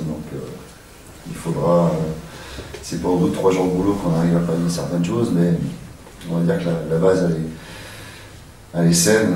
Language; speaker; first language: French; native; French